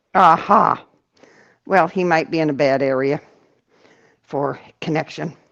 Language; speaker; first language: English; native; English